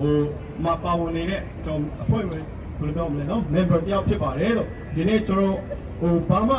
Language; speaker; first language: Burmese; non-native, local second language; Kachin